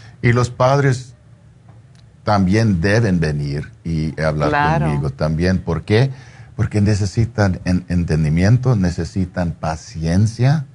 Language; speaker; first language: Spanish; non-native, fluent; English